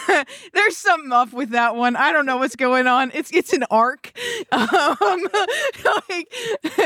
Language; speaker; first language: English; native; English